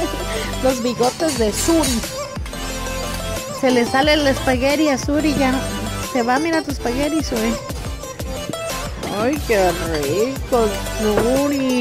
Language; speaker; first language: Spanish; native; Spanish